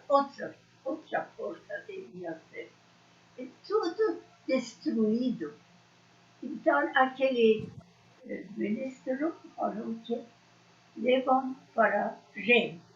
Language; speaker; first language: Portuguese; non-native, learner; Persian